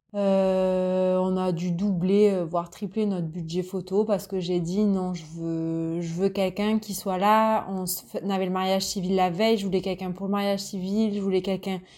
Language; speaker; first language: French; native; French